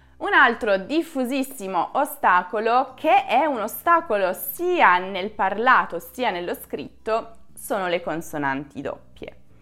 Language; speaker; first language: Italian; native; Italian